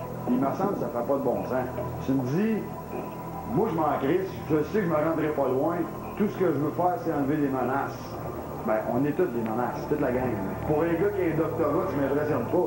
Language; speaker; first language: French; native; French